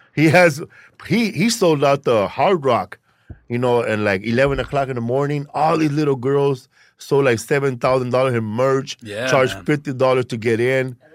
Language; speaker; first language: English; early bilingual, other home language; Spanish